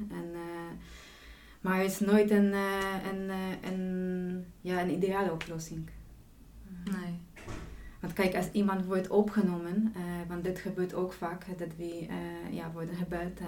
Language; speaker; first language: Dutch; non-native, fluent; Polish